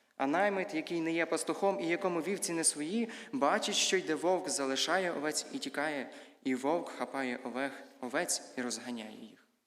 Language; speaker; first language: Ukrainian; native; Ukrainian